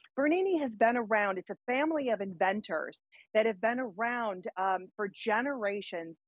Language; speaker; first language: English; native; English